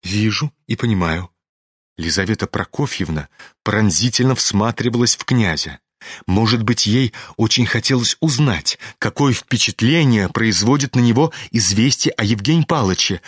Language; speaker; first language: Russian; native; Russian